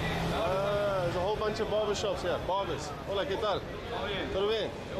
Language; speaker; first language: Spanish; non-native, learner; English